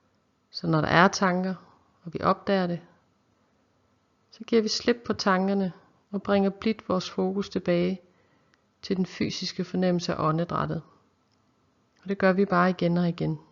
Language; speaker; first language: Danish; native; Danish